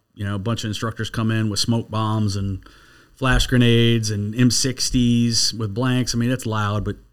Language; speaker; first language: English; native; English